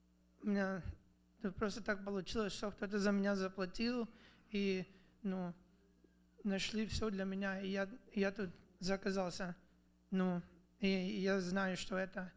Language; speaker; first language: Russian; early bilingual, other home language; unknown